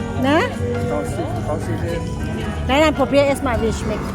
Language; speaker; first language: German; non-native, learner; Thai